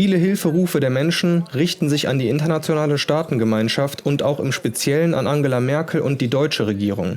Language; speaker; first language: German; native; German